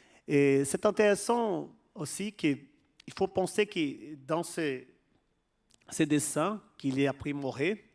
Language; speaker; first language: French; non-native, fluent; Portuguese